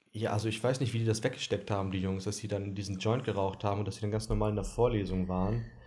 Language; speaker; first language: German; early bilingual, other home language; Greek